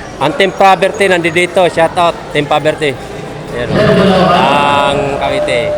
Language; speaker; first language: Filipino; native; Filipino